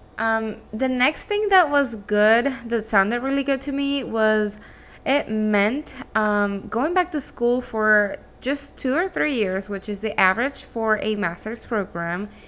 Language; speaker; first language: English; non-native, fluent; Spanish